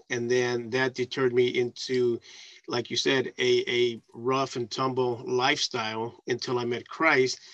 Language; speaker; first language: English; early bilingual, other home language; Spanish